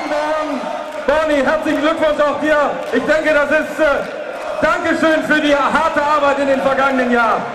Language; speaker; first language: German; native; German